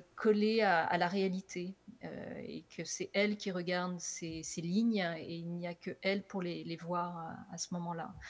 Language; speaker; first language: French; native; French